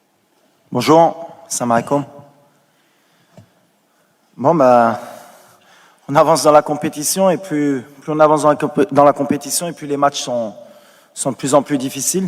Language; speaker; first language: French; native; French